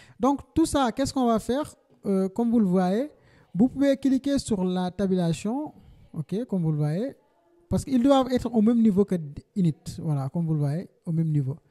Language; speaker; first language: French; non-native, local second language; Wolof